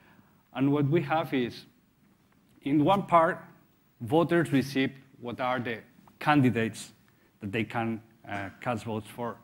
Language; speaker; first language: English; non-native, fluent; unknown